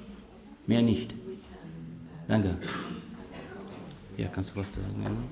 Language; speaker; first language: German; non-native, fluent; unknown